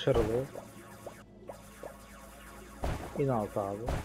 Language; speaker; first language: Turkish; native; Turkish